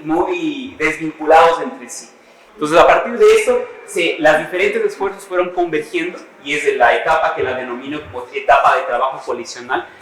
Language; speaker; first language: Spanish; native; Spanish